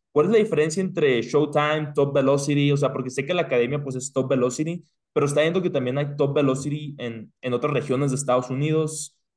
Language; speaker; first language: Spanish; native; Spanish